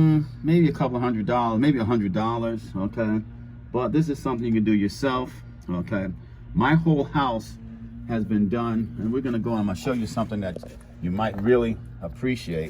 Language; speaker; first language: English; native; English